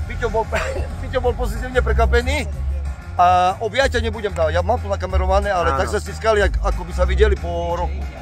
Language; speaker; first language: Slovak; native; Slovak